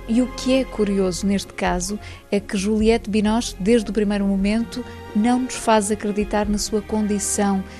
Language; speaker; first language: Portuguese; native; Portuguese